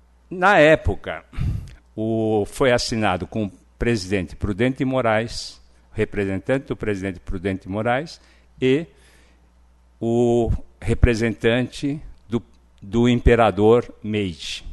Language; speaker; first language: Portuguese; early bilingual, other home language; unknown